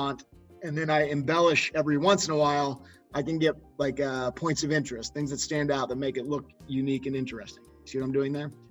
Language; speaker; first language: English; native; English